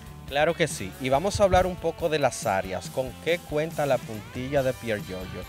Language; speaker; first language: Spanish; native; Spanish